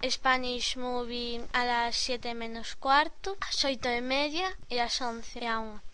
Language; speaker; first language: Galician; non-native, local second language; Spanish